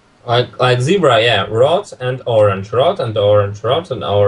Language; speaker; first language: English; non-native, learner; Russian